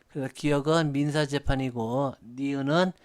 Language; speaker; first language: Korean; native; Korean